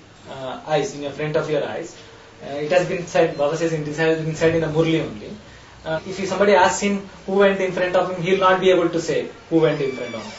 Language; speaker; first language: English; non-native, local second language; Hindi